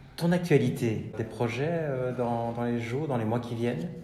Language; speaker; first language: French; native; French